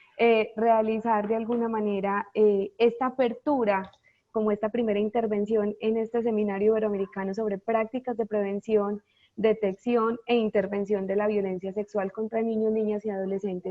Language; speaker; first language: Spanish; native; Spanish